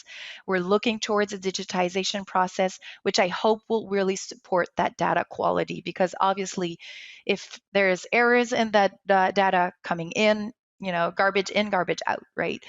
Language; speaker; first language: English; non-native, local second language; French